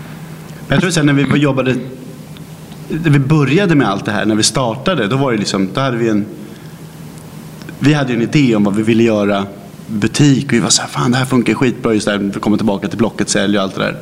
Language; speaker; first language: Swedish; native; Swedish